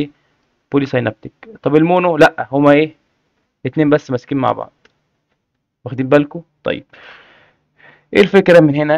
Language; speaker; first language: Arabic; native; Arabic